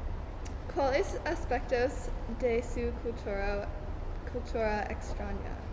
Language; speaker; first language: Spanish; non-native, learner; English